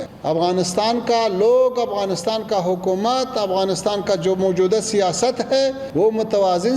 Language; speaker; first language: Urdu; non-native, fluent; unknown